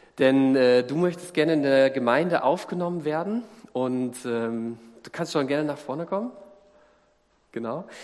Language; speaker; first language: German; native; German